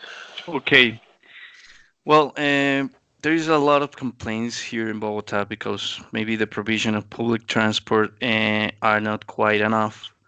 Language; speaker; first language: English; non-native, learner; Spanish